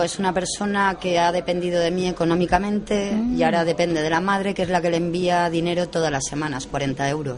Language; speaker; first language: Spanish; native; Spanish